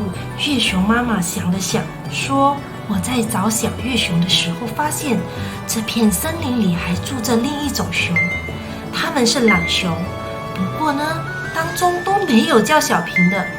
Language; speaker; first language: Chinese; native; Chinese